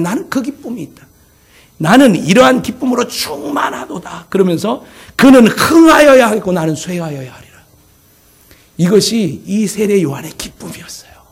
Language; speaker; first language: Korean; native; Korean